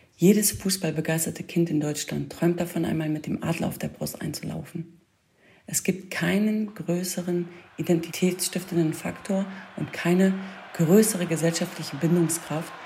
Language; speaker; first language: German; early bilingual, other home language; Kurdish